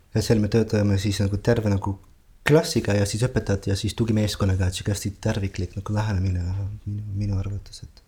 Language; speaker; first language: Estonian; non-native, fluent; Dutch